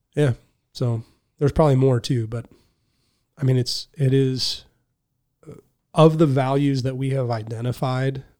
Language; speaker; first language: English; native; English